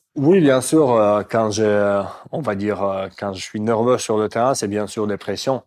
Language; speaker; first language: French; non-native, fluent; Russian